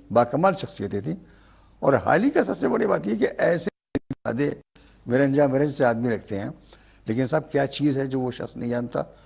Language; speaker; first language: Hindi; native; Hindi